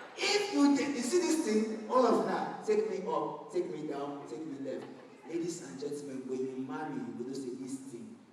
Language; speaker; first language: Nigerian Pidgin; non-native, local second language; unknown